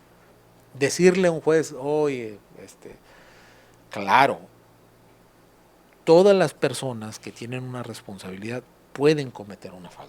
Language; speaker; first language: Spanish; native; Spanish